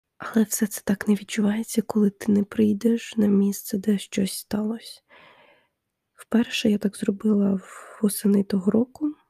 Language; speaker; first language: Ukrainian; non-native, local second language; Russian